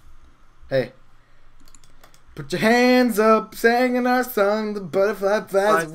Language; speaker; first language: English; native; English